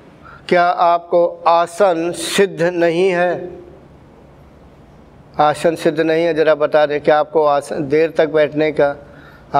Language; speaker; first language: Hindi; native; Hindi